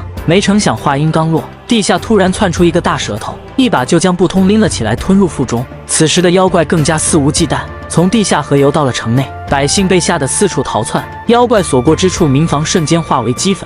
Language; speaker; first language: Chinese; native; Chinese